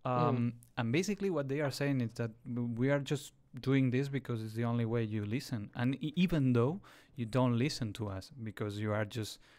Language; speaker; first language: English; non-native, fluent; Spanish